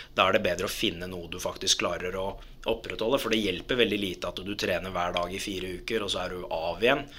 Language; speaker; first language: Norwegian; early bilingual, other home language; Arabic